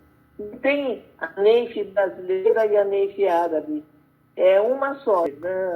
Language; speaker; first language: Portuguese; early bilingual, other home language; Arabic